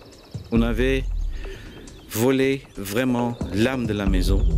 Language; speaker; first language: French; non-native, fluent; Dutch